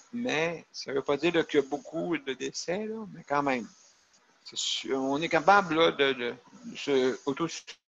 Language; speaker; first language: French; native; French